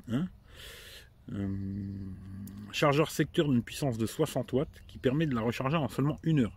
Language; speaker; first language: French; native; French